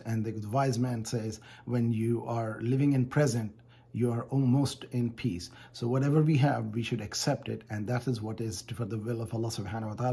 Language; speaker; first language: English; non-native, fluent; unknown